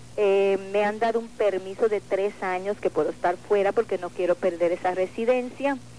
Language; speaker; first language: Spanish; native; Spanish